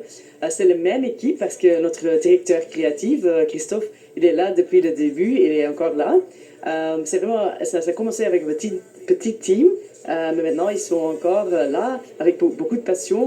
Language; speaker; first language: French; non-native, local second language; Dutch